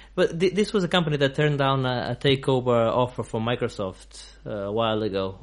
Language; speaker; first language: English; non-native, fluent; Portuguese